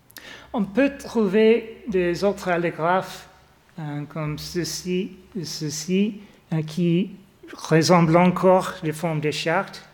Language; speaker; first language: French; non-native, fluent; English